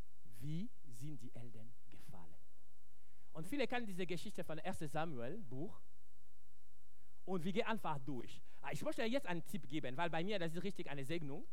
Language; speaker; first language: German; non-native, fluent; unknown